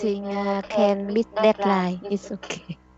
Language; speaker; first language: English; non-native, learner; Vietnamese